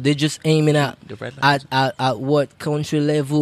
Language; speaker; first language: English; non-native, local second language; Krio